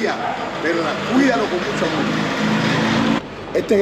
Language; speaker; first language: Spanish; native; Spanish